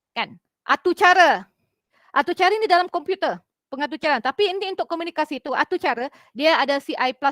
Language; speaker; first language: Malay; native; Malay